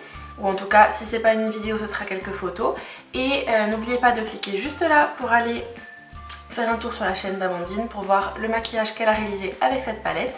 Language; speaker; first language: French; native; French